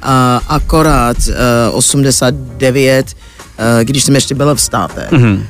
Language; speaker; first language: Czech; non-native, fluent; English